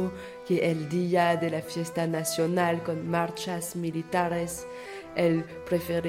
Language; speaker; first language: Spanish; non-native, learner; French